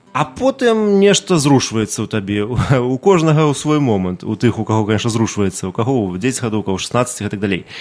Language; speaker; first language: Belarusian; non-native, local second language; Russian